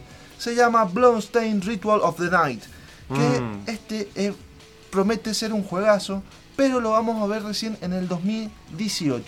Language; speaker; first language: Spanish; native; Spanish